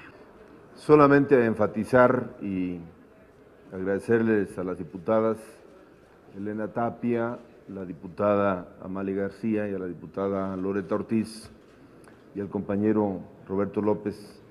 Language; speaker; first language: Spanish; native; Spanish